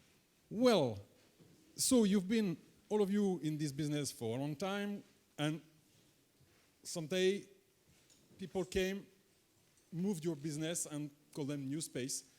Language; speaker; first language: English; non-native, fluent; French